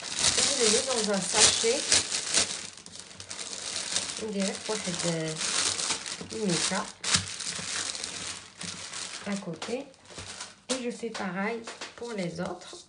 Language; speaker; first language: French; non-native, local second language; Arabic